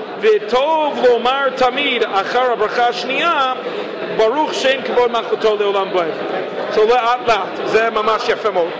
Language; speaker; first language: Hebrew; non-native, fluent; English